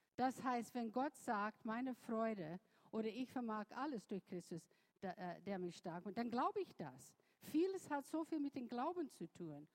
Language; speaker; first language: German; non-native, fluent; English